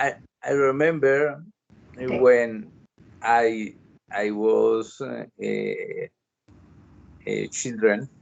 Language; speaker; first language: English; non-native, learner; Spanish